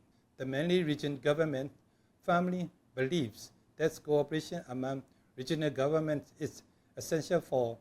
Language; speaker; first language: English; non-native, local second language; Burmese